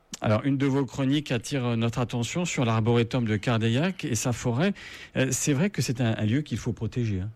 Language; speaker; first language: French; native; French